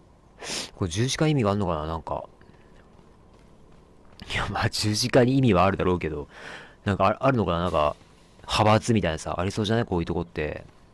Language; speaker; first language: Japanese; native; Japanese